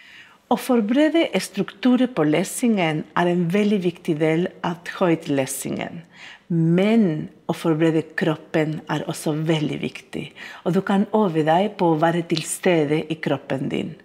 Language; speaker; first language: Norwegian; non-native, fluent; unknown